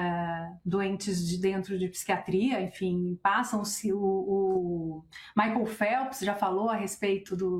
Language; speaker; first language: Portuguese; native; Portuguese